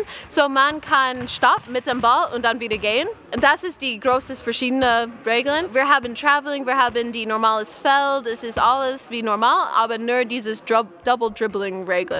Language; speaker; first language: German; non-native, learner; English